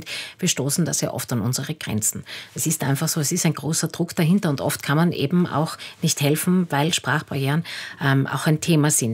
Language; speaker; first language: German; native; German